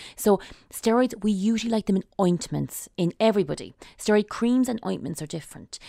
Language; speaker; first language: English; native; English